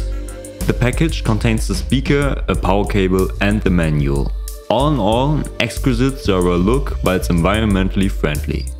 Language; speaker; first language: English; non-native, fluent; German